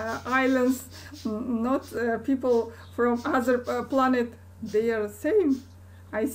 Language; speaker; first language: English; non-native, learner; Kazakh